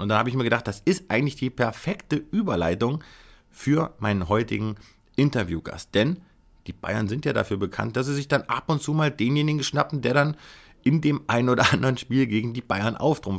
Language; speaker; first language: German; native; German